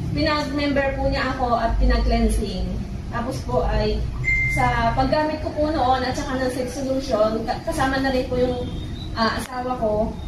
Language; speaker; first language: Filipino; native; Filipino